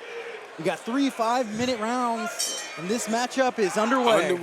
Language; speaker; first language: English; native; English